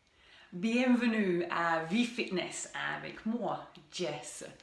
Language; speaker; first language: French; non-native, fluent; English